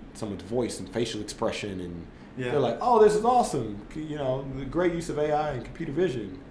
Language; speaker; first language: English; native; English